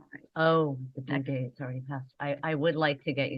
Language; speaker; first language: English; native; English